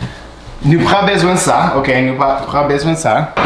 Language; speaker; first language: Haitian Creole; non-native, learner; English